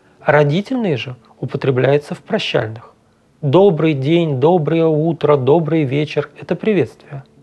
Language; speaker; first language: Russian; native; Russian